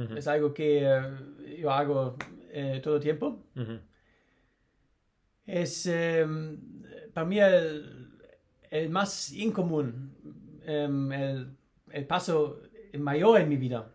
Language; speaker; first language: Spanish; non-native, learner; German